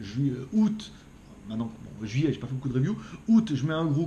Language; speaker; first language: French; native; French